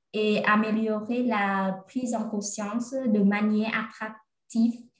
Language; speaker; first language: French; non-native, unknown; Vietnamese